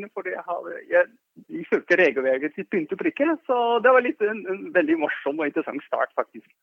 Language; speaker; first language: Norwegian; non-native, fluent; Dutch